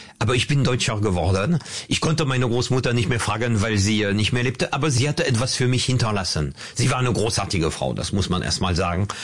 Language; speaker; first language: German; non-native, fluent; French